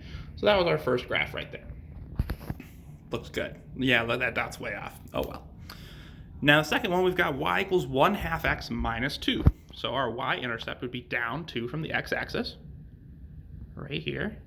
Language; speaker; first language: English; native; English